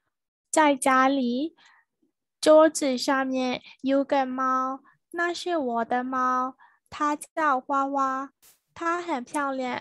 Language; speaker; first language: Chinese; non-native, learner; Burmese